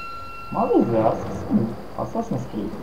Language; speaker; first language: Hebrew; non-native, fluent; Russian